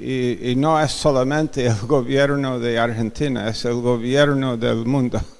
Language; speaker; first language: Spanish; non-native, fluent; English